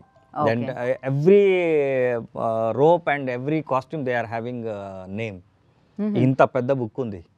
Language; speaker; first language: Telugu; non-native, learner; Kannada